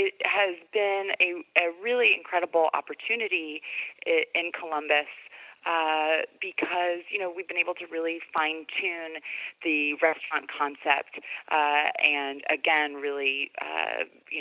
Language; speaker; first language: English; native; English